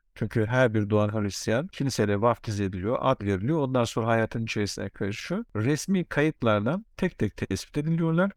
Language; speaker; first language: Turkish; native; Turkish